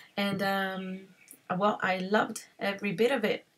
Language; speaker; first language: English; non-native, fluent; Spanish